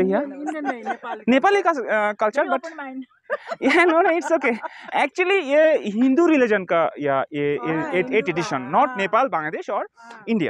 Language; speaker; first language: Hindi; non-native, learner; Bangla